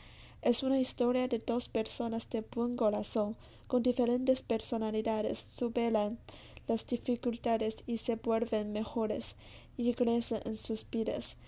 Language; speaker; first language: Spanish; non-native, learner; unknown